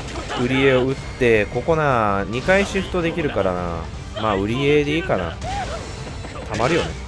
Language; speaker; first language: Japanese; native; Japanese